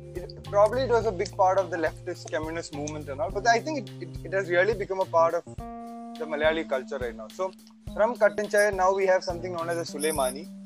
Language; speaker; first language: English; non-native, local second language; Malayalam